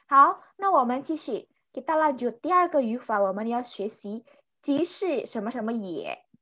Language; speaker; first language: Chinese; non-native, fluent; Indonesian